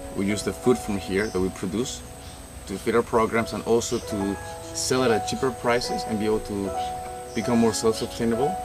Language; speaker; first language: English; non-native, fluent; Spanish